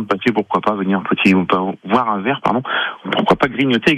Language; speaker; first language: French; native; French